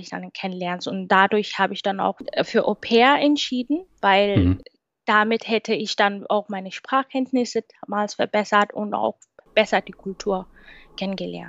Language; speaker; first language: German; non-native, fluent; Swahili